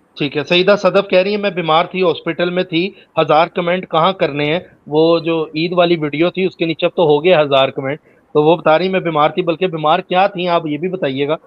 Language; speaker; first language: Urdu; native; Urdu